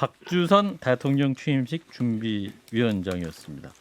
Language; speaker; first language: Korean; native; Korean